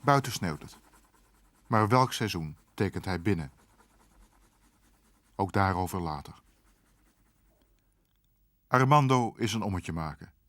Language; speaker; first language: Dutch; native; Dutch